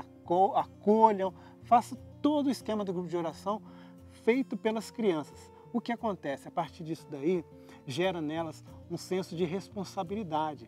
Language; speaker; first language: Portuguese; native; Portuguese